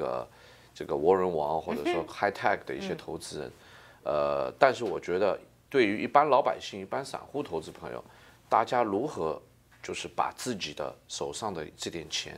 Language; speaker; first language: Chinese; native; Chinese